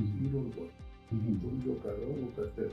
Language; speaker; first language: Hindi; non-native, local second language; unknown